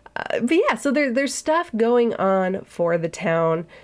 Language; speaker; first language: English; native; English